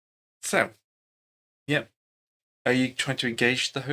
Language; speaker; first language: English; native; English